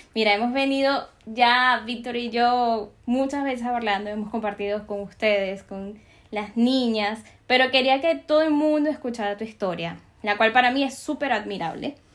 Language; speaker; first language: Spanish; native; Spanish